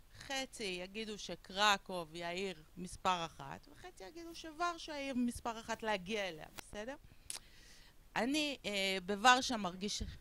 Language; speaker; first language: Hebrew; non-native, fluent; Spanish